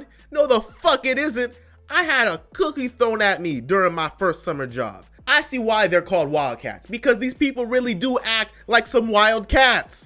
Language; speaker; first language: English; native; English